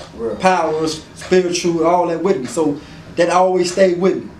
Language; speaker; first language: English; native; English